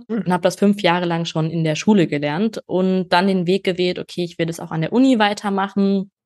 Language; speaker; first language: German; native; German